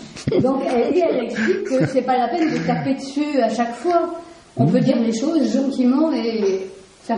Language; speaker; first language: French; native; French